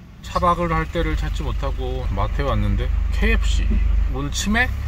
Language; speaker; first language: Korean; native; Korean